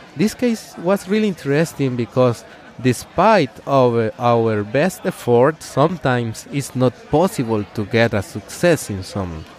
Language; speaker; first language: English; non-native, fluent; Spanish